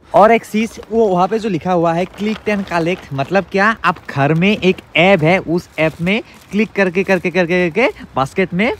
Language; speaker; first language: Hindi; non-native, local second language; Assamese